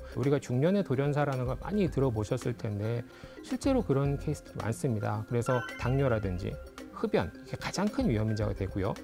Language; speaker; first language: Korean; native; Korean